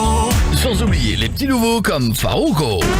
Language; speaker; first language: French; native; French